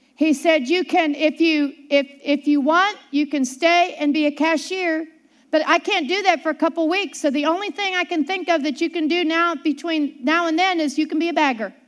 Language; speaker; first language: English; native; English